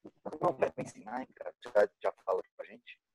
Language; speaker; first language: French; non-native, learner; Portuguese